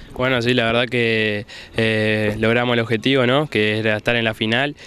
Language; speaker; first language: Spanish; native; Spanish